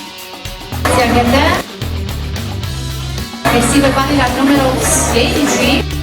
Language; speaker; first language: Italian; native; Italian